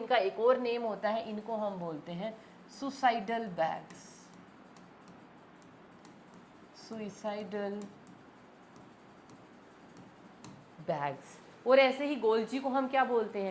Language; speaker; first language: Hindi; native; Hindi